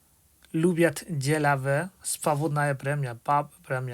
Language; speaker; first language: Russian; non-native, fluent; Burmese